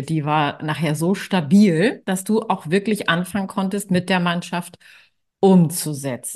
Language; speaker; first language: German; native; German